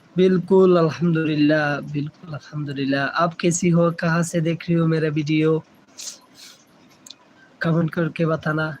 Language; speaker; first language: Hindi; non-native, learner; Bangla